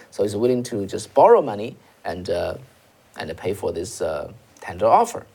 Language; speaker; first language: English; non-native, fluent; Chinese